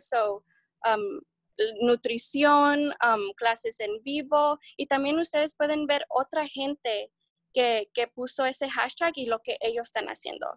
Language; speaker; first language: Spanish; early bilingual, heritage; Spanish